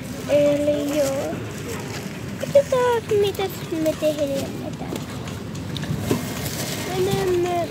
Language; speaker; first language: Finnish; early bilingual, heritage; Finnish